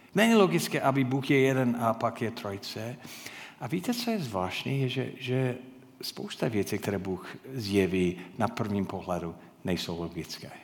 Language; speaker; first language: Czech; non-native, fluent; English